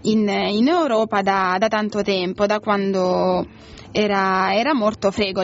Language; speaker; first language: Italian; native; Italian